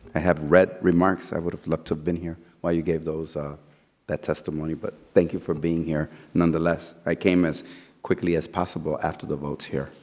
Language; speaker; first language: English; early bilingual, other home language; Spanish